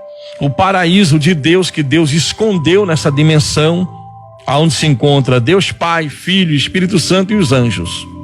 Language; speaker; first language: Portuguese; native; Portuguese